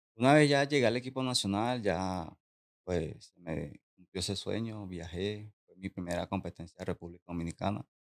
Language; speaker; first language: Spanish; native; Spanish